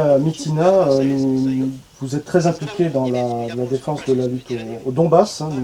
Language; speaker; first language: French; native; French